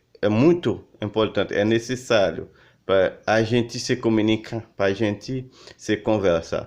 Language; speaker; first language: Portuguese; non-native, learner; Haitian Creole